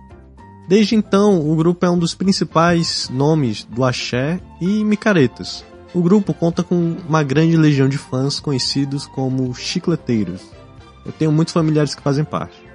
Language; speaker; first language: Portuguese; native; Portuguese